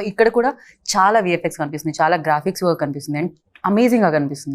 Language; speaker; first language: Telugu; native; Telugu